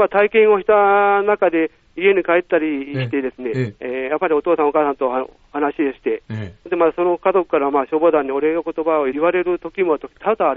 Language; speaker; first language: Japanese; native; Japanese